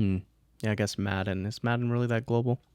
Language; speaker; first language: English; native; English